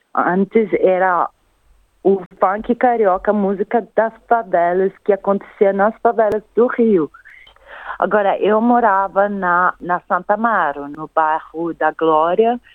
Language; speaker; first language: Portuguese; non-native, fluent; Italian